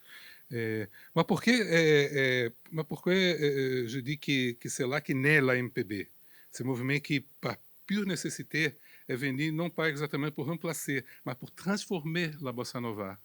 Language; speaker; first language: French; non-native, fluent; Portuguese